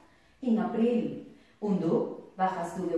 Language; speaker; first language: German; non-native, learner; Spanish